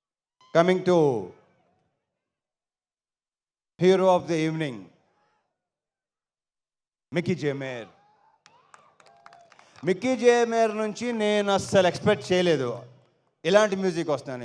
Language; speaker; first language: Telugu; native; Telugu